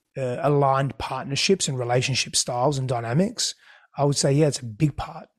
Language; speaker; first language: English; non-native, local second language; Greek